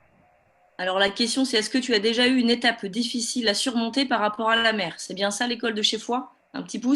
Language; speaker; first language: French; native; French